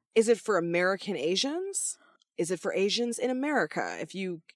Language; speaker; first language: English; native; English